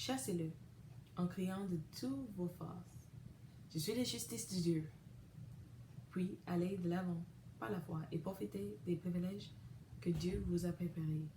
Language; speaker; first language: French; non-native, learner; English